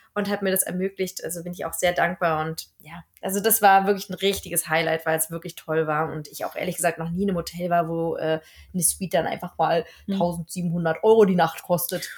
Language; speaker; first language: German; native; German